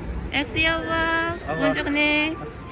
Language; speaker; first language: French; non-native, fluent; Japanese